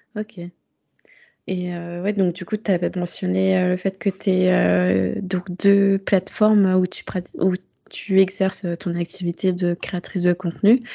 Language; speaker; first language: French; native; French